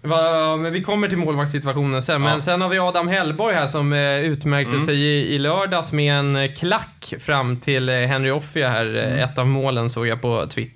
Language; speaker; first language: Swedish; native; Swedish